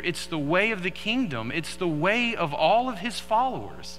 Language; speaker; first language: English; native; English